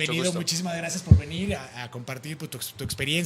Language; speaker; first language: Spanish; native; Spanish